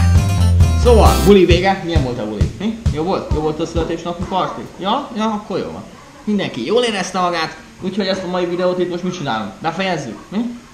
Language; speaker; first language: Hungarian; native; Hungarian